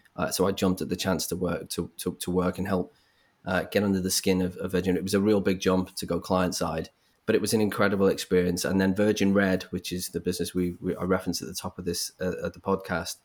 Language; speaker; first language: English; native; English